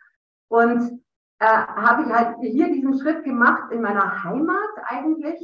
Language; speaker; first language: German; native; German